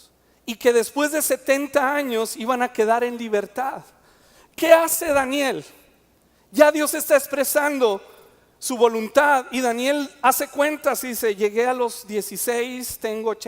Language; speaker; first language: Spanish; native; Spanish